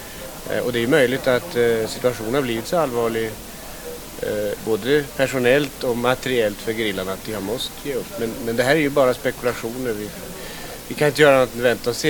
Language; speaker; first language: Swedish; native; Swedish